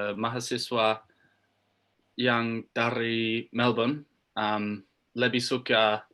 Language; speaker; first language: Indonesian; non-native, learner; English